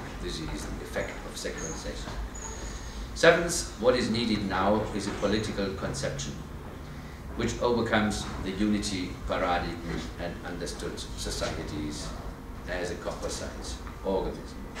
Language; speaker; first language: English; non-native, fluent; German